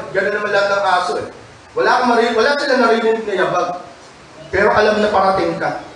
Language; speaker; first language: Filipino; native; Filipino